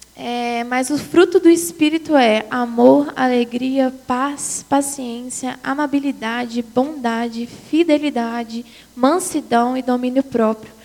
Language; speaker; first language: Portuguese; native; Portuguese